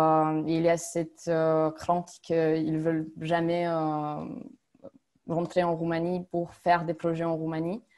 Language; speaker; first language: French; non-native, fluent; Romanian